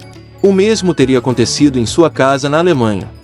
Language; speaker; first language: Portuguese; native; Portuguese